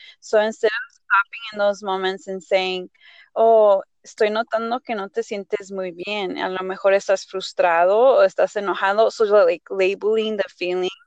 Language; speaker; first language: Spanish; early bilingual, heritage; Spanish